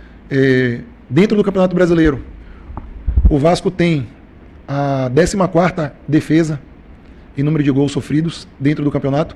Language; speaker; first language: Portuguese; native; Portuguese